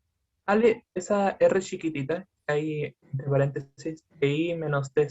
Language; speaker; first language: Spanish; native; Spanish